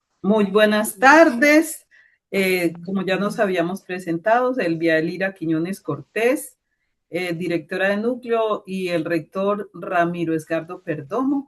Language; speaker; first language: Spanish; native; Spanish